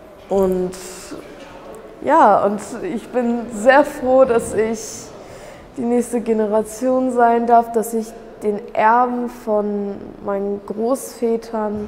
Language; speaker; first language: German; early bilingual, other home language; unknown